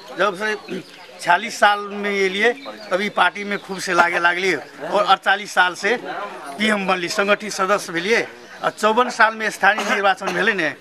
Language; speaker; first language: Maithili; non-native, local second language; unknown